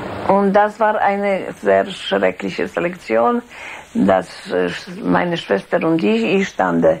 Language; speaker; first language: German; non-native, fluent; Polish